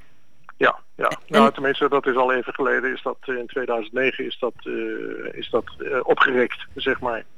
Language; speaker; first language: Dutch; native; Dutch